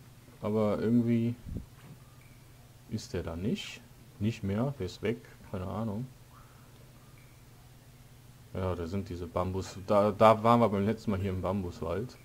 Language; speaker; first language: German; native; German